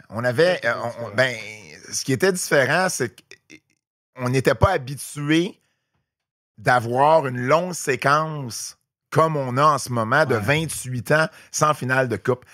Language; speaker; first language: French; native; French